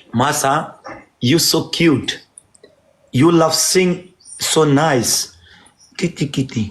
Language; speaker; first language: English; non-native, learner; Pashto